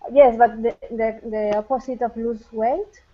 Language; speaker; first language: English; non-native, fluent; Spanish